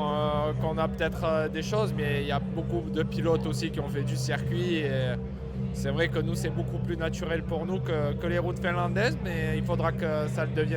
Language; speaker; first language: French; native; French